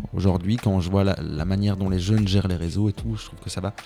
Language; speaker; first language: French; native; French